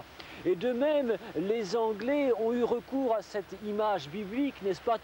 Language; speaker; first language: French; native; French